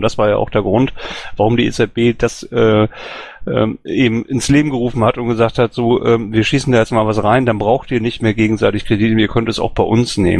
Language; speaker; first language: German; native; German